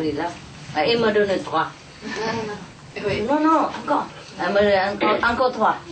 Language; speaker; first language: French; non-native, learner; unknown